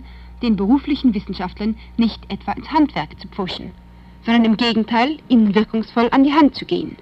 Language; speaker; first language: German; native; German